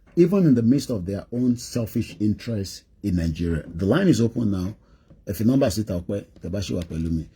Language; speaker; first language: English; non-native, local second language; Yoruba